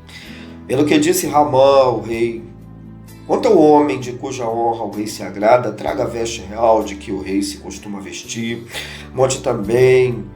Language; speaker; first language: Portuguese; native; Portuguese